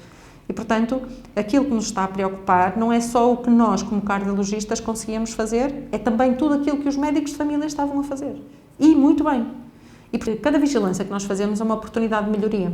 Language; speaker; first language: Portuguese; native; Portuguese